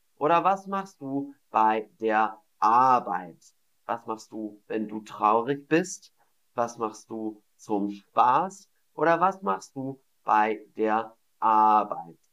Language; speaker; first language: German; non-native, fluent; English